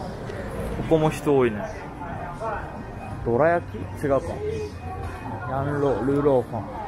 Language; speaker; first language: Japanese; native; Japanese